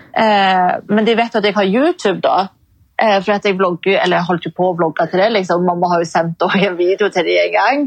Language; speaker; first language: Norwegian; early bilingual, other home language; Arabic